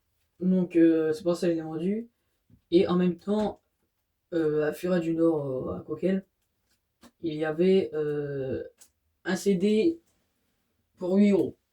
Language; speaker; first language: French; native; French